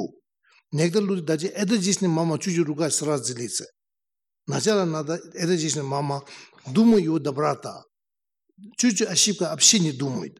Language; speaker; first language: Russian; non-native, learner; Tibetan